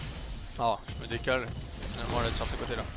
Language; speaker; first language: French; native; French